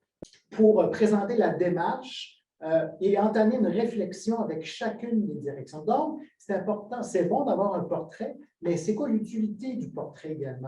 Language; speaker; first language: French; native; French